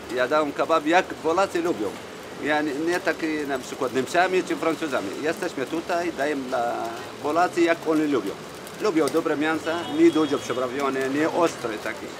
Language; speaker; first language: Polish; non-native, learner; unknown